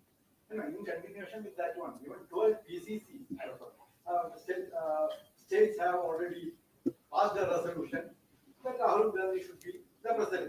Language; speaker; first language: English; non-native, local second language; Malayalam